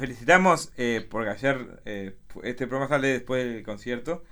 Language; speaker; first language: Spanish; native; Spanish